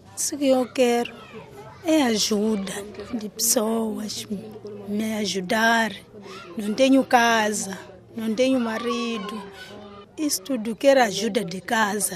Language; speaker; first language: Portuguese; non-native, local second language; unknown